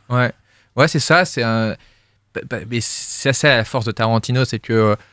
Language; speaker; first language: French; native; French